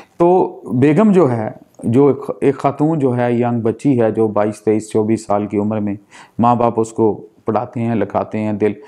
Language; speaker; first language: Urdu; non-native, local second language; Punjabi